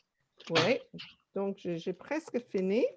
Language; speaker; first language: French; non-native, fluent; English